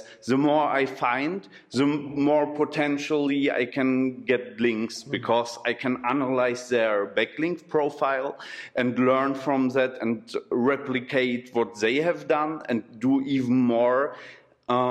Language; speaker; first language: English; non-native, fluent; German